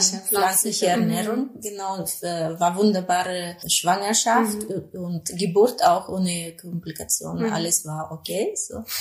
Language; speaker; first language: German; non-native, fluent; Spanish